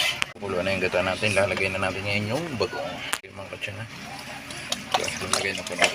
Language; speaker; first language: Filipino; native; Filipino